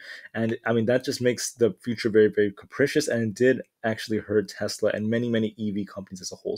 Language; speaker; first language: English; native; English